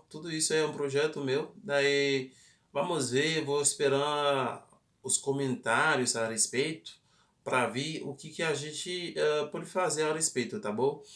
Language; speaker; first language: Portuguese; non-native, fluent; Haitian Creole